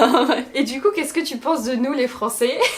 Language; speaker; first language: French; native; French